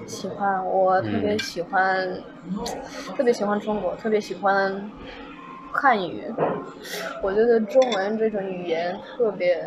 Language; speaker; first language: Chinese; non-native, fluent; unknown